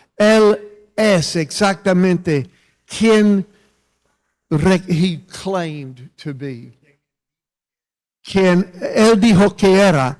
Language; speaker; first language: Spanish; non-native, fluent; English